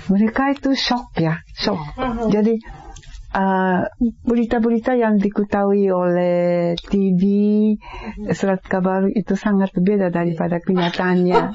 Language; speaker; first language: Indonesian; non-native, fluent; Japanese